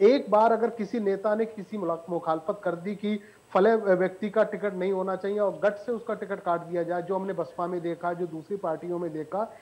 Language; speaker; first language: Hindi; native; Hindi